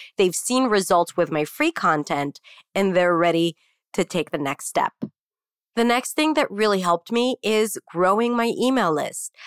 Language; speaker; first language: English; non-native, fluent; Hebrew